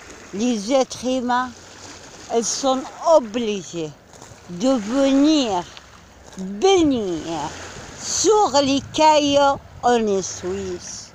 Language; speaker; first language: French; non-native, learner; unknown